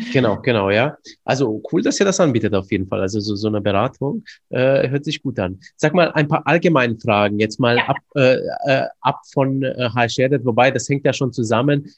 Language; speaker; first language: German; early bilingual, other home language; Romanian